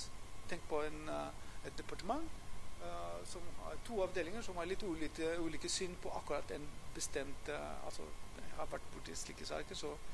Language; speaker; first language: Norwegian; non-native, fluent; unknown